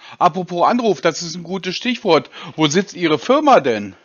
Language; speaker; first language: German; native; German